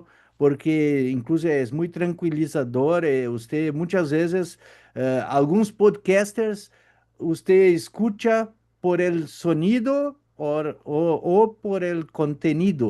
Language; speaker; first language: Spanish; non-native, fluent; Portuguese